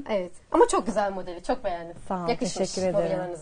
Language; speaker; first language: Turkish; native; Turkish